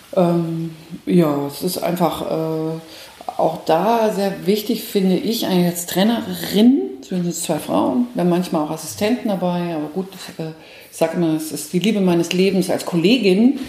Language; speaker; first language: German; native; German